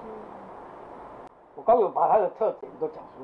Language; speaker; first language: Chinese; native; Chinese